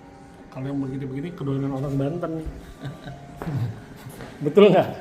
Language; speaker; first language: Indonesian; native; Indonesian